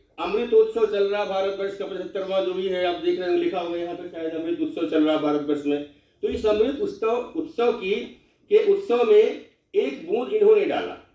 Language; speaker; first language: Hindi; non-native, local second language; Bhojpuri